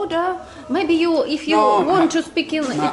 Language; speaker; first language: English; non-native, learner; Russian